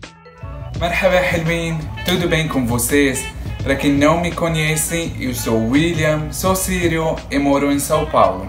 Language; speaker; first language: Portuguese; non-native, fluent; Arabic